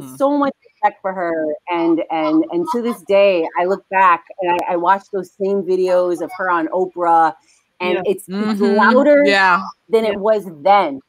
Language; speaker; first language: English; native; English